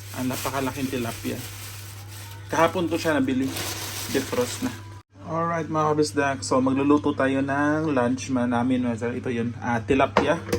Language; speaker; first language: Filipino; non-native, local second language; Cebuano